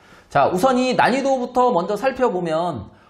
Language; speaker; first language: Korean; native; Korean